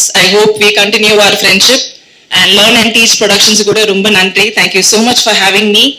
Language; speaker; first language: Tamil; non-native, learner; Malayalam